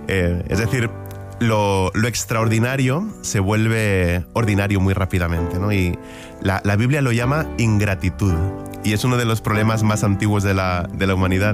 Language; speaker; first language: Spanish; native; Spanish